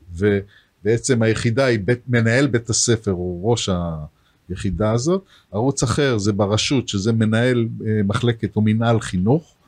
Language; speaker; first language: Hebrew; native; Hebrew